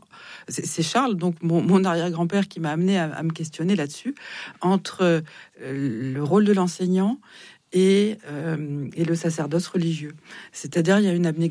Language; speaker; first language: French; native; French